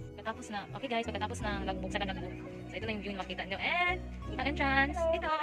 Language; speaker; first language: Filipino; non-native, local second language; Cebuano